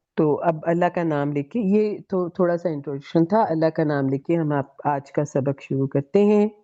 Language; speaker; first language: Urdu; native; Urdu